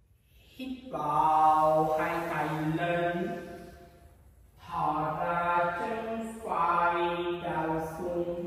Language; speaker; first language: Vietnamese; non-native, learner; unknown